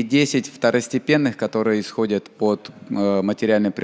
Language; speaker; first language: Russian; native; Russian